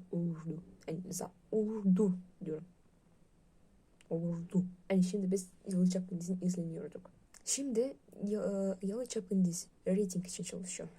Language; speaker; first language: Turkish; non-native, learner; Russian